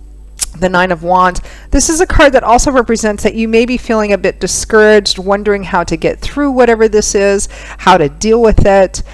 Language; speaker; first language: English; native; English